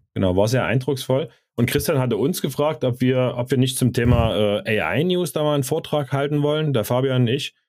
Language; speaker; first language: German; native; German